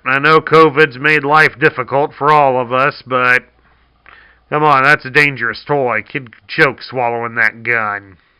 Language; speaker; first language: English; native; English